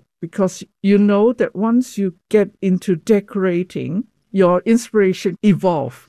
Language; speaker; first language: English; non-native, fluent; Cantonese